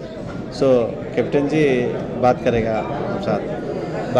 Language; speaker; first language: Hindi; non-native, local second language; Telugu